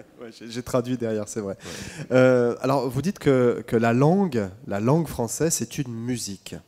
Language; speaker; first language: French; native; French